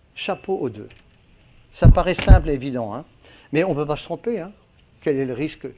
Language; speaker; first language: French; native; French